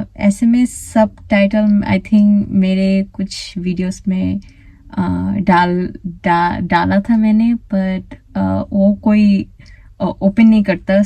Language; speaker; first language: Hindi; non-native, fluent; Bangla